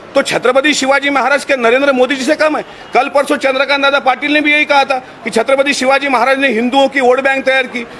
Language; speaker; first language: Hindi; non-native, local second language; Marathi